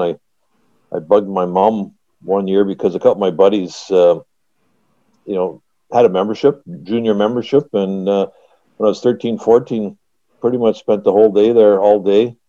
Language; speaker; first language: English; native; English